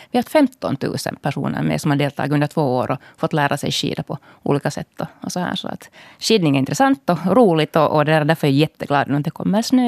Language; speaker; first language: Swedish; native; Swedish